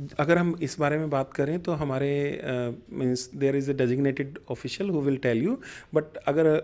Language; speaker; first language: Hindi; non-native, local second language; Punjabi